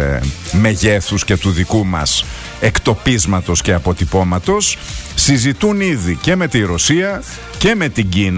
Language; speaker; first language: Greek; native; Greek